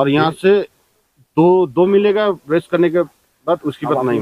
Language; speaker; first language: Hindi; non-native, local second language; Nepali